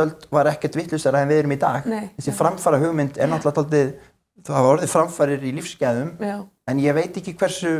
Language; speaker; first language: Icelandic; native; Icelandic